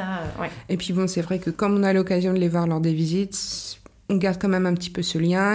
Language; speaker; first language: French; native; French